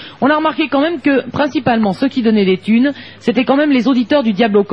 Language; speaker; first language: French; native; French